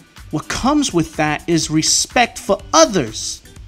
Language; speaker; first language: English; early bilingual, other home language; Spanish